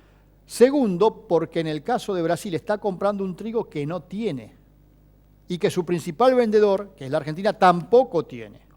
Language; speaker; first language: Spanish; native; Spanish